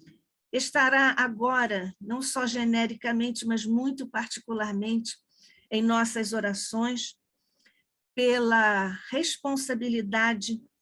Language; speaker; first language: Portuguese; native; Portuguese